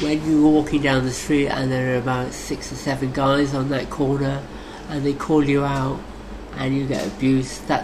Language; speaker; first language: English; native; English